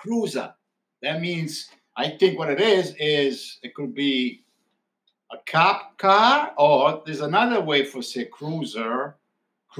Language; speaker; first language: English; non-native, fluent; Italian